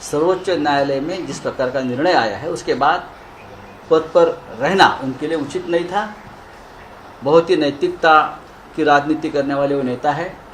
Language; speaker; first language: Hindi; non-native, local second language; Marathi